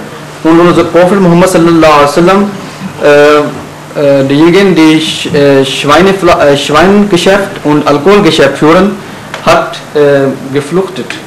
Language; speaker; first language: German; non-native, fluent; Urdu